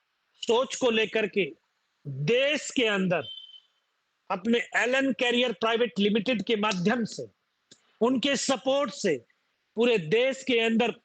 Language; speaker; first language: Hindi; native; Hindi